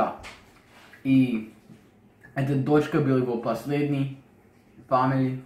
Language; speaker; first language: Russian; non-native, learner; English